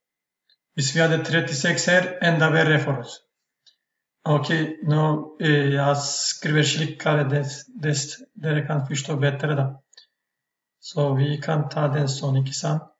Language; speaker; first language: Norwegian; non-native, fluent; Turkish